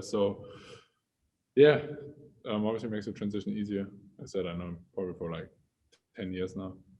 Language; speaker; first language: English; non-native, fluent; German